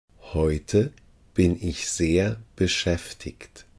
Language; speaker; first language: German; non-native, fluent; Uzbek